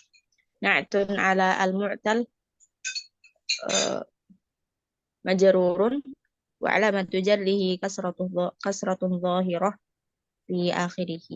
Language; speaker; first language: Arabic; non-native, learner; Indonesian